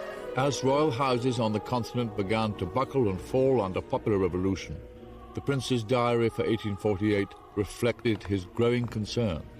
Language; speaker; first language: English; native; English